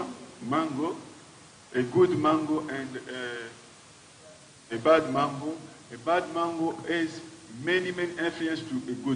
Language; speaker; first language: English; non-native, learner; French